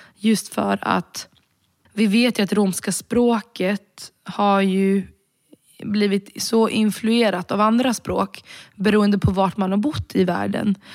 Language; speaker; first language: Swedish; early bilingual, other home language; Romany